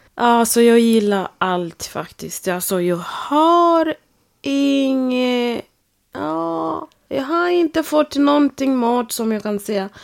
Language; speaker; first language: Swedish; non-native, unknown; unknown